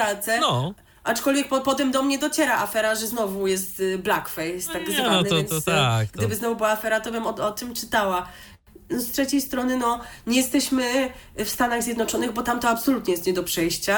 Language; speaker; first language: Polish; native; Polish